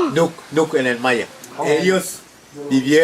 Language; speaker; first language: Spanish; non-native, local second language; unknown